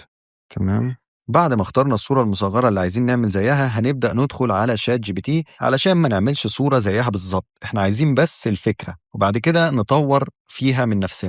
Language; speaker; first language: Arabic; native; Arabic